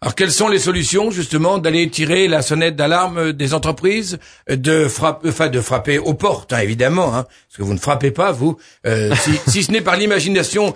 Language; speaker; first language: French; native; French